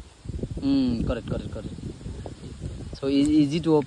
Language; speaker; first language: English; non-native, learner; Bangla